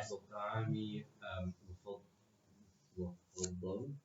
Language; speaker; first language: Arabic; non-native, learner; English